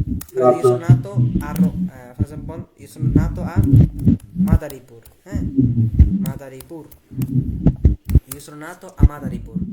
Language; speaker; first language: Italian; non-native, fluent; Bangla